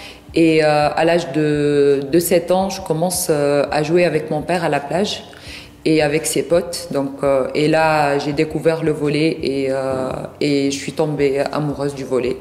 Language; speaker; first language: French; non-native, local second language; Arabic